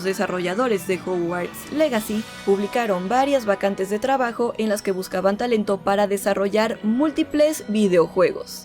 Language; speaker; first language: Spanish; native; Spanish